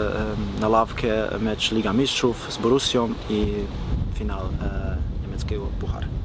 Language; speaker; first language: Polish; non-native, learner; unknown